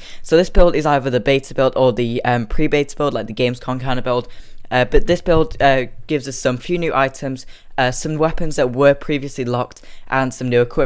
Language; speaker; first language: English; native; English